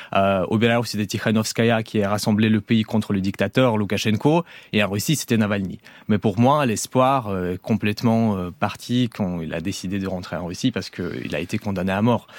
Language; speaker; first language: French; non-native, fluent; Russian